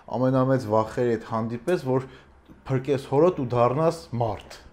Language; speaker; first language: Armenian; native; Armenian